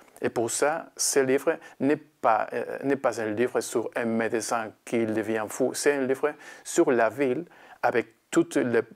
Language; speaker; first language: French; non-native, learner; Spanish